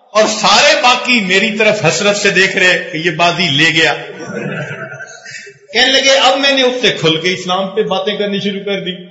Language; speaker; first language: Urdu; non-native, local second language; Punjabi